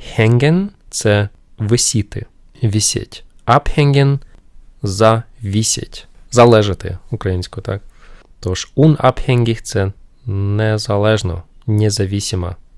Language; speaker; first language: Ukrainian; non-native, local second language; Russian